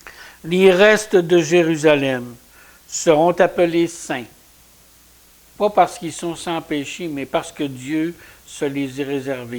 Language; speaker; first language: French; native; French